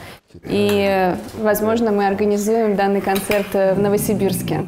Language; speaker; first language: Russian; native; Russian